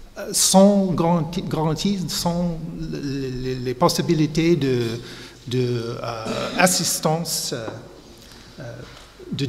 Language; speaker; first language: French; non-native, fluent; English